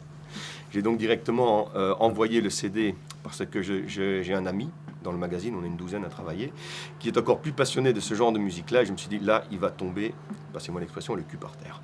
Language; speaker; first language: French; native; French